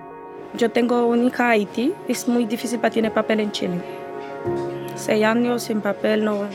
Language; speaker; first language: Spanish; non-native, learner; Haitian Creole